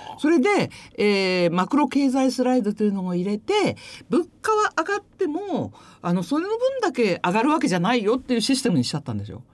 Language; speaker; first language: Japanese; native; Japanese